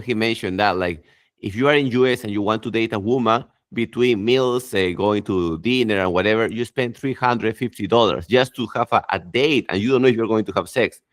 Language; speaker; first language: English; non-native, fluent; Spanish